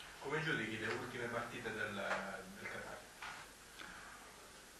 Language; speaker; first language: Italian; native; Italian